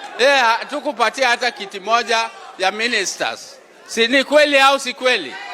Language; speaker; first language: Swahili; non-native, local second language; Luo (Kenya and Tanzania)